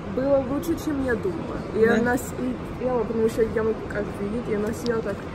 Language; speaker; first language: Russian; early bilingual, heritage; Russian